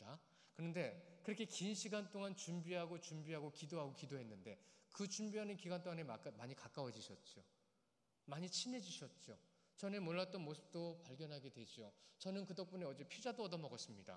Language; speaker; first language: Korean; native; Korean